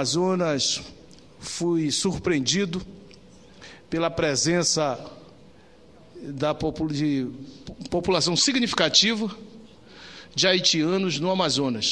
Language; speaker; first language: Portuguese; native; Portuguese